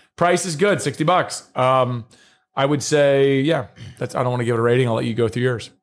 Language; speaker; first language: English; native; English